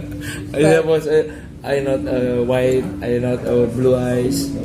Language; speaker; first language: English; non-native, learner; Indonesian